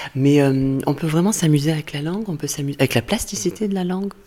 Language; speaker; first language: French; native; French